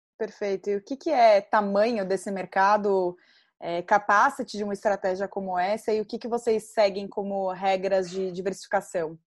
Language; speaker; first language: Portuguese; native; Portuguese